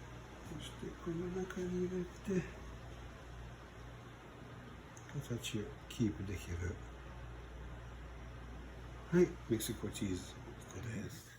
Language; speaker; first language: Japanese; non-native, learner; English